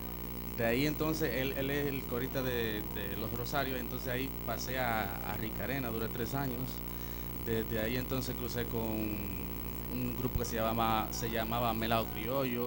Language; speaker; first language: Spanish; native; Spanish